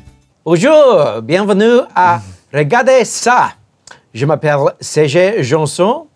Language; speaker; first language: French; non-native, learner; English